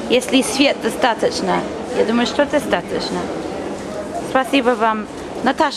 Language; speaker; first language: Russian; non-native, learner; English